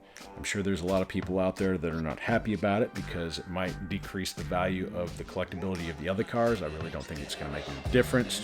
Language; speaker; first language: English; native; English